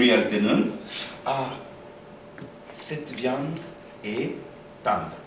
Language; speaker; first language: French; non-native, fluent; Korean